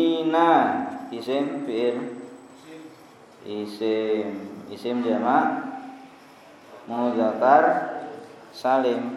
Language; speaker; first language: Arabic; non-native, fluent; Indonesian